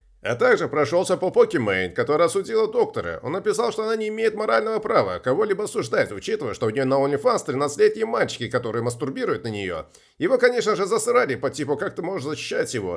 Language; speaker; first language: Russian; native; Russian